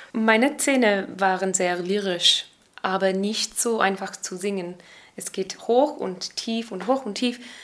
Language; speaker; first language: German; non-native, learner; English